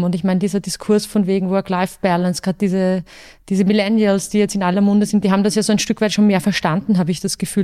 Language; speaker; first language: German; native; German